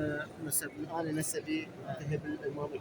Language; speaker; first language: Arabic; native; Arabic